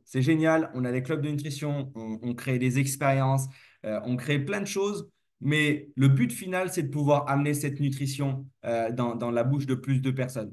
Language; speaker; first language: French; native; French